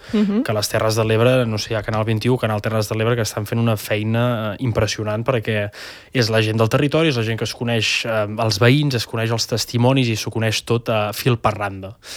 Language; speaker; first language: Catalan; native; Catalan